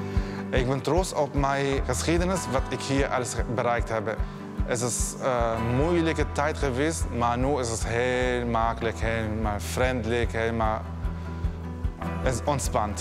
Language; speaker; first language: Dutch; early bilingual, other home language; Arabic